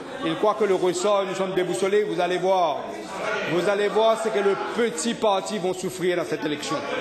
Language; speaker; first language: French; non-native, local second language; Morisyen